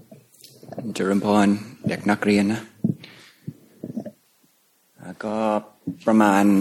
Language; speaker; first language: Thai; non-native, fluent; English